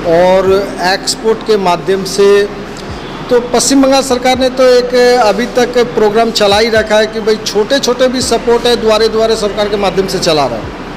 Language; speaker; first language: Hindi; native; Hindi